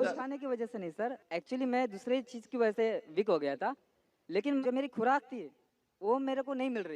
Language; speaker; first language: Hindi; non-native, local second language; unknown